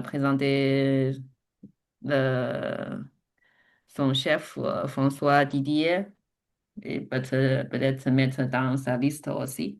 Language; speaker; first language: French; non-native, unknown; Chinese